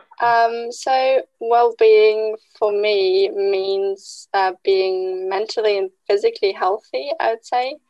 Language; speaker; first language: English; non-native, fluent; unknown